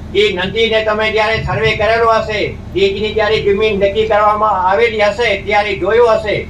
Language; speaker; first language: Gujarati; non-native, local second language; Kachhi